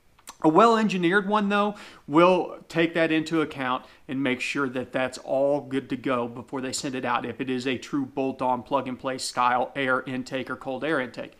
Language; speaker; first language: English; native; English